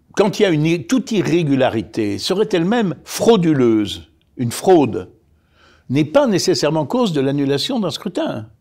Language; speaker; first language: French; native; French